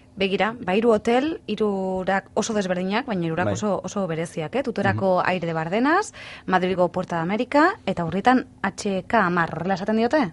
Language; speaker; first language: Basque; native; Basque